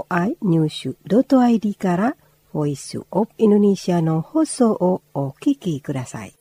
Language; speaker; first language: Japanese; non-native, fluent; Indonesian